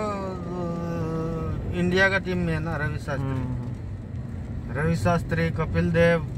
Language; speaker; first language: Hindi; non-native, learner; Nepali